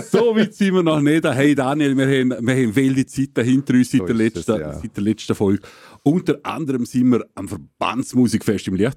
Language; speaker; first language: German; native; German